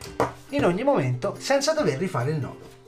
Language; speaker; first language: Italian; native; Italian